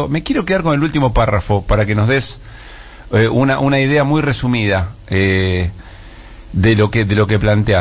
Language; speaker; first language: Spanish; native; Spanish